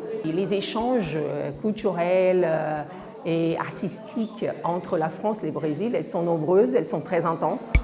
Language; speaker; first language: French; non-native, fluent; Portuguese